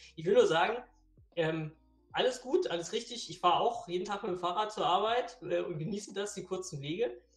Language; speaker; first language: German; native; German